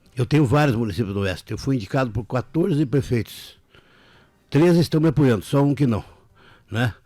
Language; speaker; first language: Portuguese; native; Portuguese